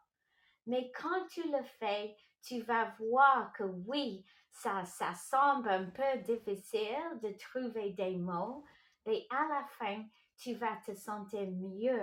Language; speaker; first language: French; non-native, local second language; English